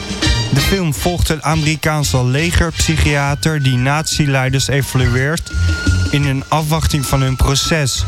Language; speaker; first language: Dutch; native; Dutch